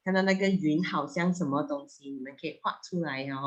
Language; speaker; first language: Chinese; native; Chinese